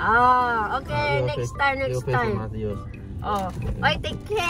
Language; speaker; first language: English; non-native, learner; Filipino